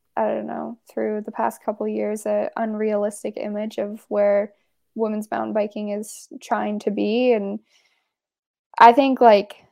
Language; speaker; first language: English; native; English